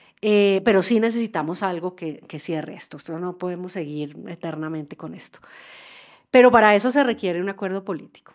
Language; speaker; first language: Spanish; native; Spanish